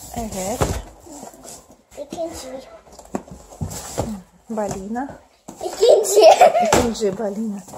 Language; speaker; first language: Turkish; non-native, learner; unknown